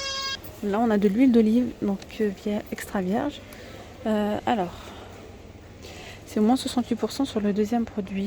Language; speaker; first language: French; native; French